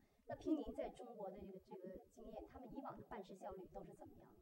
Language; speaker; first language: Chinese; native; Chinese